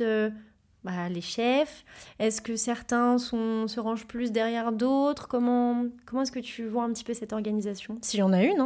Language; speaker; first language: French; native; French